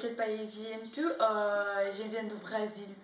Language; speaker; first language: French; non-native, learner; Portuguese